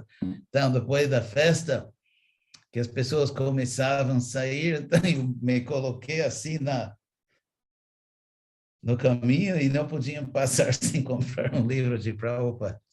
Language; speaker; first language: Portuguese; non-native, fluent; English